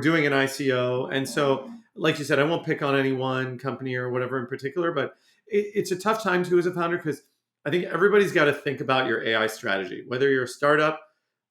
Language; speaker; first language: English; native; English